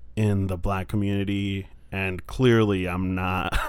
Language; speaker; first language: English; non-native, fluent; Spanish